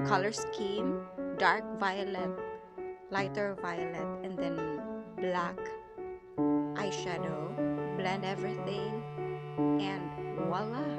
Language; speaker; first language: English; non-native, local second language; Filipino